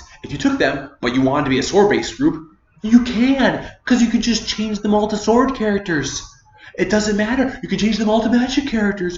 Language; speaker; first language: English; native; English